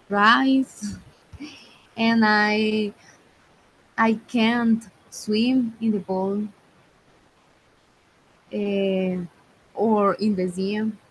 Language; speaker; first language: English; non-native, learner; Spanish